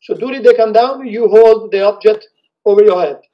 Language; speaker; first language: English; non-native, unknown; Italian